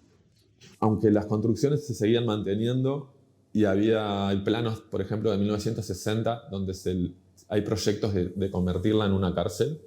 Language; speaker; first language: Spanish; native; Spanish